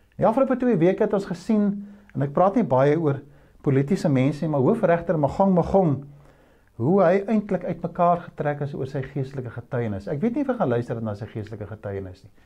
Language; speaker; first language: Afrikaans; native; Afrikaans